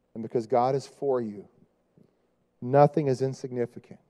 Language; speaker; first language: English; native; English